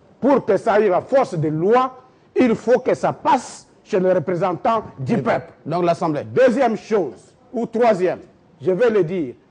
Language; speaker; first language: French; non-native, local second language; Lingala